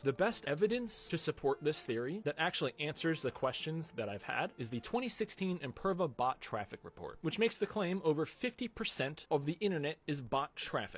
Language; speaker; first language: English; native; English